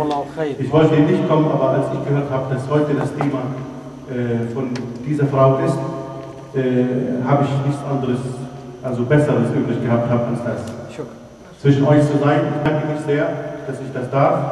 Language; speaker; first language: German; non-native, fluent; Arabic